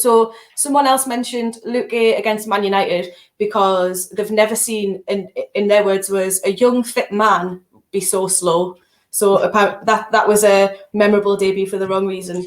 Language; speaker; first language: English; native; English